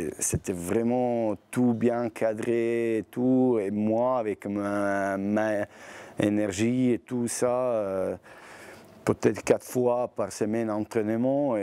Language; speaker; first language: French; non-native, learner; Bosnian